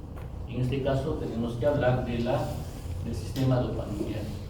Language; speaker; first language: Spanish; native; Spanish